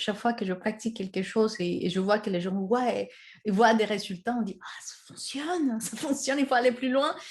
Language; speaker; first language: French; non-native, fluent; Spanish